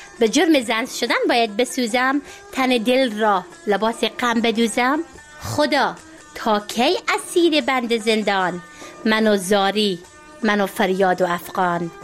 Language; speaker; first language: Persian; native; Persian